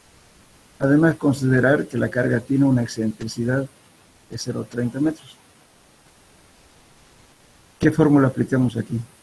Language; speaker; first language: Spanish; native; Spanish